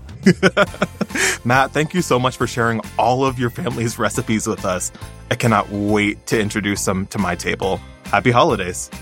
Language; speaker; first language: English; native; English